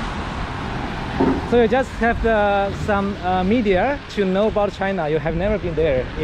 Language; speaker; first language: English; non-native, learner; Chinese